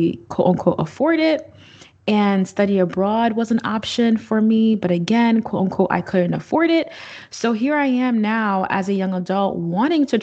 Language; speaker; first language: English; native; English